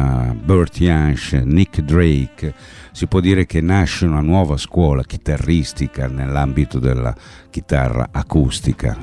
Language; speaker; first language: Italian; native; Italian